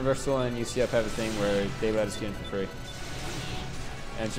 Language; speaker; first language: English; native; English